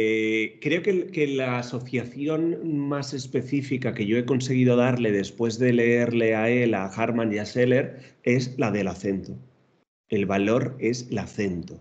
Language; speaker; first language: Spanish; native; Spanish